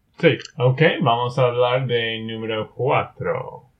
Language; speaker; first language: Spanish; non-native, learner; English